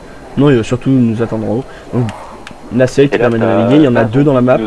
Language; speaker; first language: French; native; French